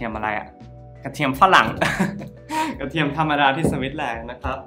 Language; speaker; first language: Thai; non-native, fluent; English